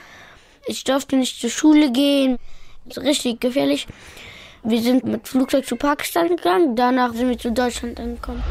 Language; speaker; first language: German; early bilingual, other home language; Pashto